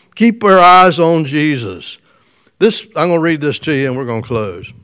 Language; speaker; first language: English; native; English